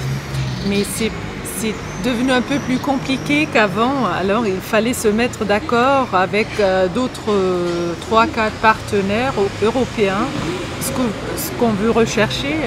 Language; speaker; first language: French; non-native, fluent; German